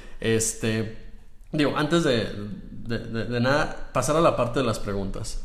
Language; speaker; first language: Spanish; native; Spanish